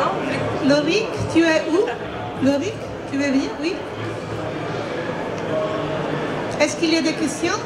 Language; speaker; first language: French; non-native, fluent; Italian